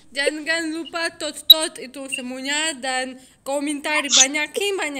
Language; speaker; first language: Indonesian; non-native, learner; Russian